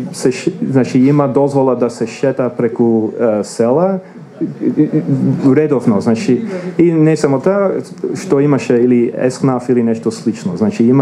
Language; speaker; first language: Macedonian; non-native, fluent; English